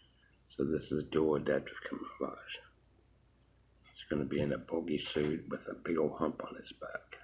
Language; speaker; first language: English; native; English